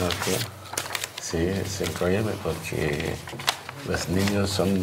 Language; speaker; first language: Spanish; non-native, learner; English